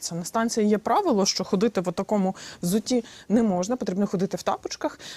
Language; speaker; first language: Ukrainian; native; Ukrainian